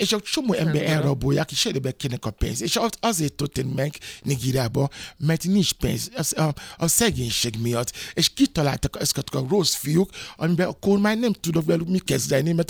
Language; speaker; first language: Hungarian; non-native, fluent; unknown